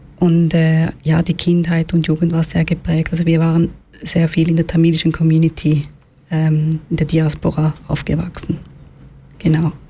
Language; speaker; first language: German; early bilingual, other home language; Tamil